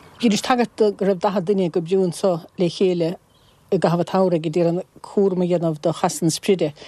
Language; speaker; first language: Irish; native; Irish